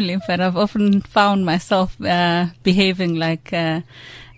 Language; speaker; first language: English; non-native, local second language; Xhosa